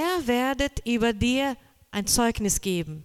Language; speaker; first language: German; non-native, learner; Portuguese